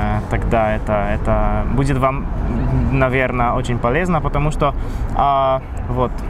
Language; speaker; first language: Russian; non-native, fluent; Polish